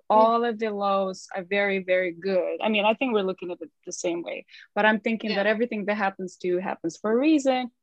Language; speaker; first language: English; non-native, fluent; Ukrainian